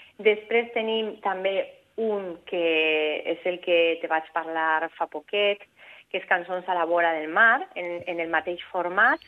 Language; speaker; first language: Catalan; non-native, local second language; Spanish